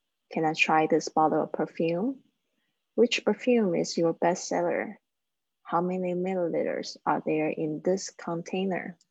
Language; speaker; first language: English; non-native, fluent; Chinese